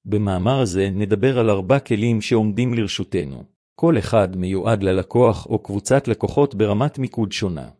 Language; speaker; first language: Hebrew; native; Hebrew